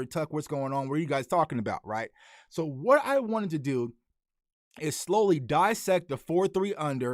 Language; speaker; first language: English; native; English